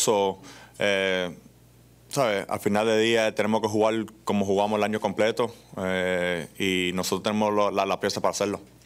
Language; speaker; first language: Spanish; early bilingual, heritage; Spanish